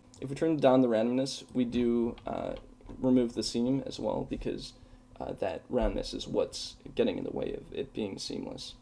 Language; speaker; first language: English; native; English